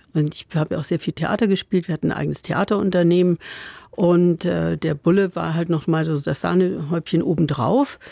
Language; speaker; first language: German; native; German